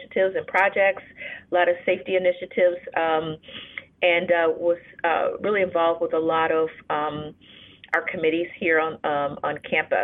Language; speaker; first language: English; native; English